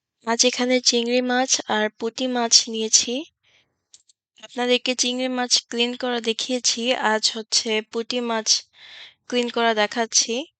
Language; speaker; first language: Bangla; early bilingual, heritage; Bangla